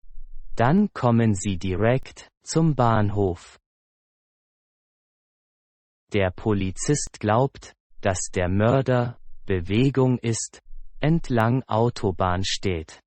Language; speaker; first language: German; non-native, fluent; Persian